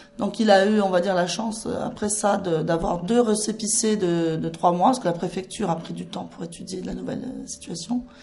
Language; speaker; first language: French; native; French